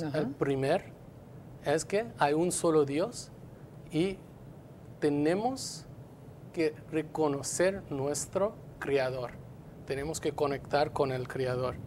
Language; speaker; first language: Spanish; non-native, fluent; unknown